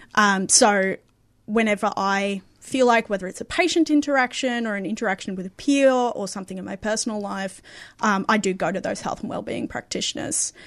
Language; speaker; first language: English; native; English